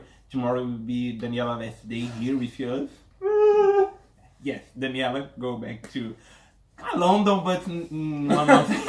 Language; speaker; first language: English; non-native, learner; Portuguese